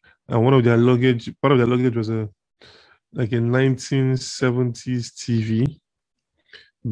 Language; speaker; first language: English; non-native, local second language; Igbo